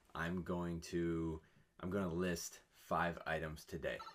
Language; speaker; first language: English; native; English